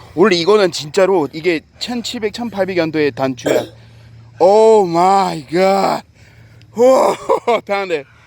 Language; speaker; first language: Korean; non-native, fluent; English